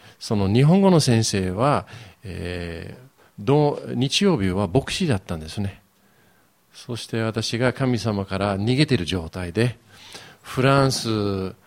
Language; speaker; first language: Japanese; non-native, learner; English